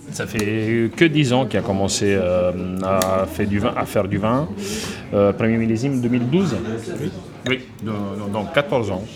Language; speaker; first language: French; non-native, fluent; Italian